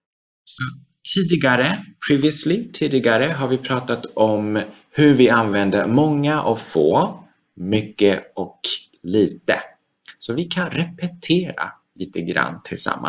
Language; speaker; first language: Swedish; non-native, fluent; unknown